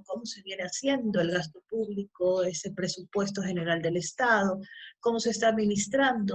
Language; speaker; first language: Spanish; native; Spanish